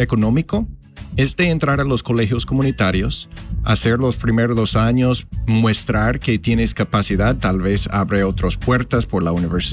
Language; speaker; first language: Spanish; non-native, fluent; English